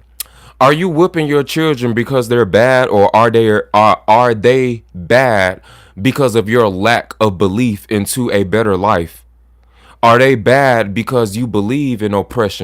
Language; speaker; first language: English; native; English